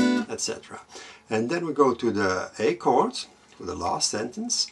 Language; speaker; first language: English; non-native, fluent; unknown